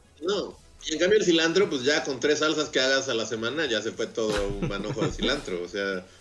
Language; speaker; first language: Spanish; native; Spanish